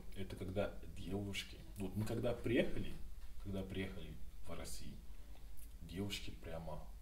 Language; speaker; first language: Russian; non-native, learner; Yoruba